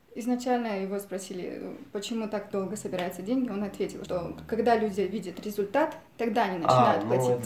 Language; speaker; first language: Russian; native; Russian